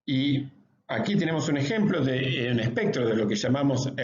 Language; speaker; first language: Spanish; native; Spanish